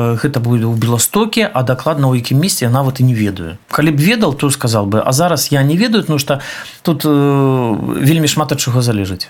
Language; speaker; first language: Belarusian; non-native, local second language; Russian